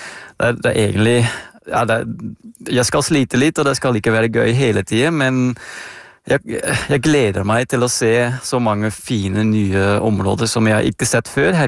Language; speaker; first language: Norwegian; non-native, fluent; Dutch